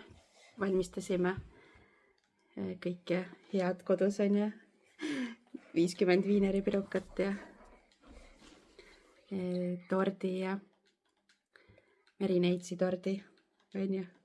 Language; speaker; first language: Estonian; native; Estonian